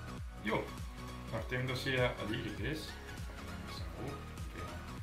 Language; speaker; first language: German; native; German